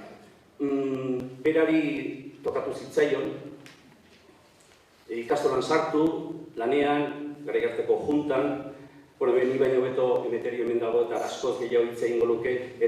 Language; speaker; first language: Basque; native; Basque